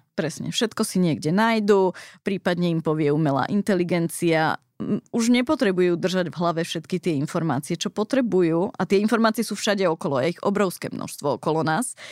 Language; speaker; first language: Slovak; early bilingual, heritage; Slovak